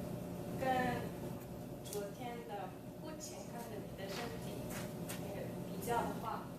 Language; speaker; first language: Chinese; non-native, learner; English